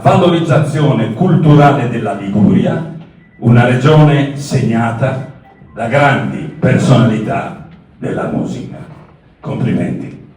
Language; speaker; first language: Italian; native; Italian